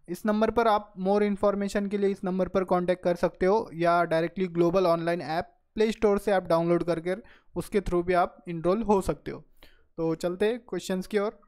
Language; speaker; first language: Hindi; non-native, local second language; Marathi